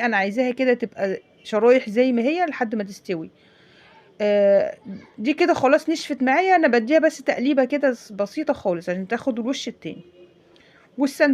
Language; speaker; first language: Arabic; native; Arabic